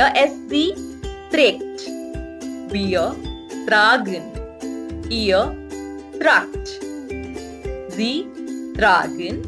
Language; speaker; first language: German; non-native, fluent; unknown